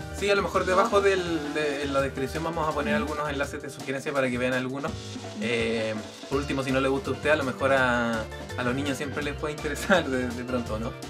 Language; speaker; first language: Spanish; native; Spanish